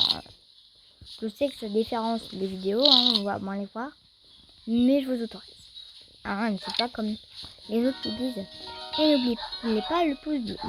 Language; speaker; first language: French; native; French